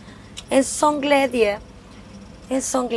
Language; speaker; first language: Swedish; non-native, fluent; Spanish